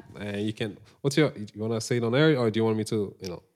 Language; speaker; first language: English; non-native, local second language; Igbo